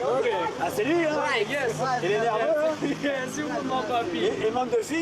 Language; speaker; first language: French; native; French